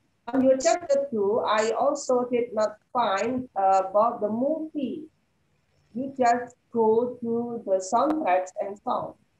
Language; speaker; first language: English; non-native, fluent; Indonesian